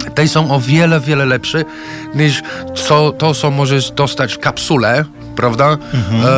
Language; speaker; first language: Polish; non-native, fluent; English